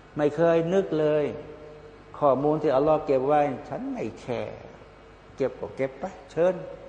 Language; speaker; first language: Thai; native; Thai